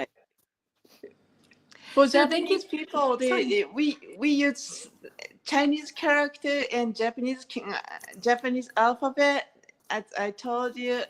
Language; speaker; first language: English; non-native, learner; Japanese